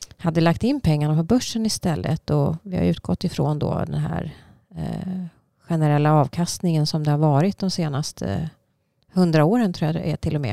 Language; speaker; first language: Swedish; native; Swedish